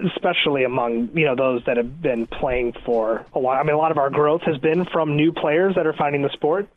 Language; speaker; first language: English; native; English